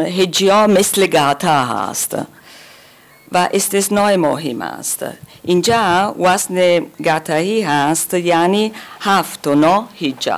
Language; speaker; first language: Persian; non-native, learner; German